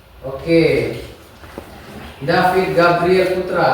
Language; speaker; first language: English; non-native, learner; Indonesian